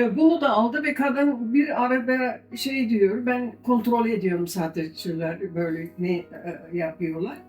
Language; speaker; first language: Turkish; non-native, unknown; German